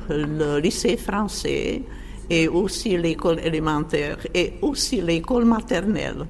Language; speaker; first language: French; non-native, fluent; Czech